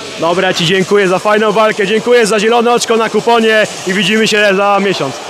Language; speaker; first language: Polish; native; Polish